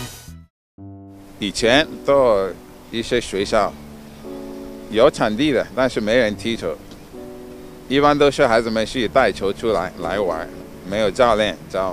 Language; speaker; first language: Chinese; non-native, fluent; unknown